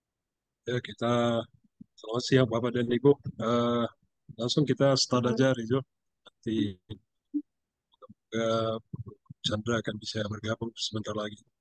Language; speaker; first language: Indonesian; native; Indonesian